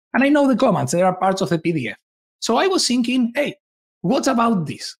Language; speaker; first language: English; non-native, fluent; Spanish